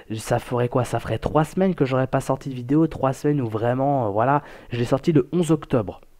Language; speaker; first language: French; native; French